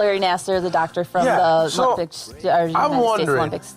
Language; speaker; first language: English; native; English